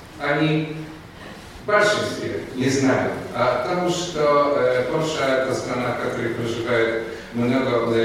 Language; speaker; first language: Russian; non-native, fluent; Polish